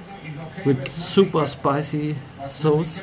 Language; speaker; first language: English; non-native, learner; German